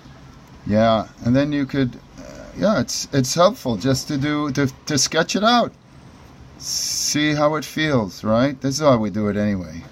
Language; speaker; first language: English; native; English